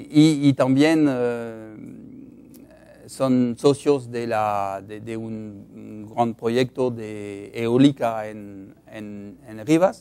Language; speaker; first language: Spanish; non-native, fluent; French